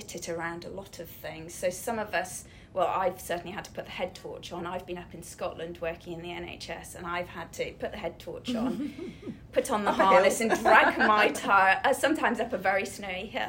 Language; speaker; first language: English; native; English